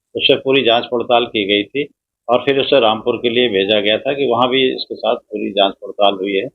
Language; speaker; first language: Hindi; native; Hindi